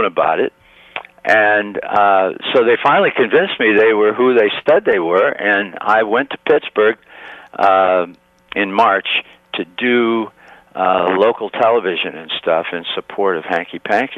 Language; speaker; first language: English; native; English